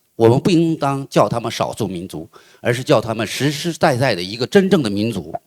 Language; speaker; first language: Chinese; native; Chinese